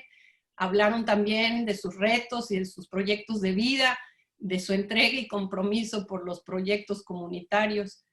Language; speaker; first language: Spanish; native; Spanish